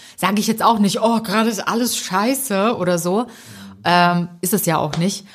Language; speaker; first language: German; early bilingual, other home language; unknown